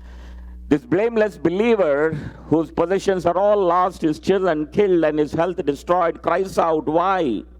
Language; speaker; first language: English; non-native, local second language; Telugu